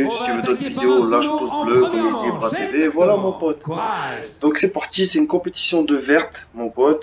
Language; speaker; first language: French; native; French